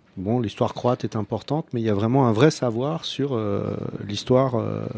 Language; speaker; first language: French; non-native, fluent; Croatian